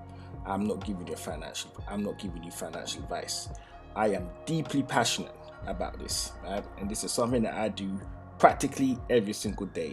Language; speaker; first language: English; native; English